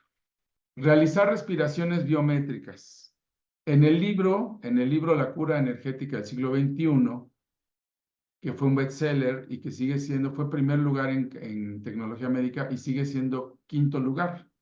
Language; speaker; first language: Spanish; native; Spanish